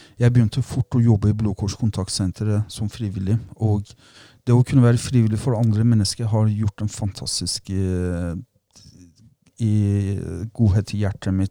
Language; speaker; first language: Norwegian; non-native, fluent; Persian